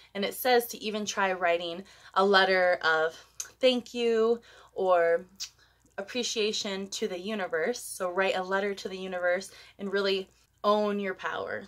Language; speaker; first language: English; native; English